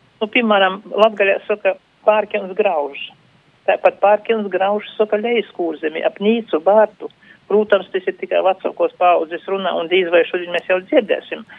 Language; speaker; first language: Latvian; native; Latvian